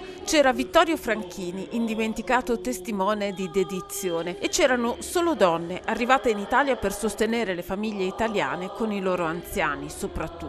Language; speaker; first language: Italian; native; Italian